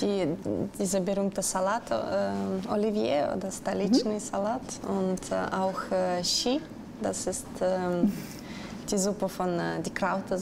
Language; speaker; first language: German; non-native, learner; Russian